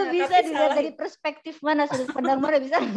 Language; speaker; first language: Indonesian; native; Indonesian